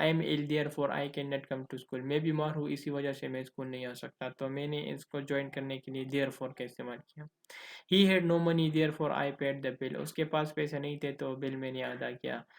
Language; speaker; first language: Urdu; non-native, local second language; Pashto